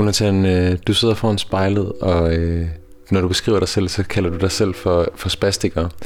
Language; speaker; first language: Danish; native; Danish